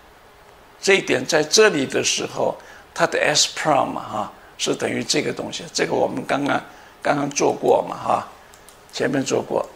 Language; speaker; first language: Chinese; native; Chinese